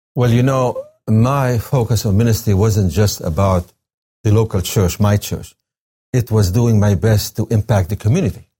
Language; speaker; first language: English; non-native, fluent; Arabic